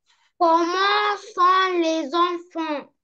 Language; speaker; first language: French; non-native, learner; Arabic